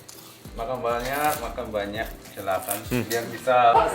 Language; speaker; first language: Indonesian; non-native, fluent; Korean